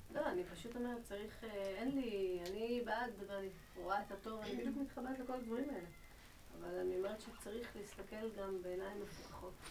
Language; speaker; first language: Hebrew; early bilingual, other home language; Persian